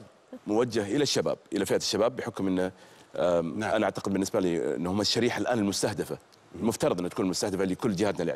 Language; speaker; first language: Arabic; native; Arabic